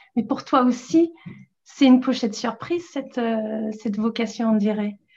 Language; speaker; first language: French; non-native, fluent; English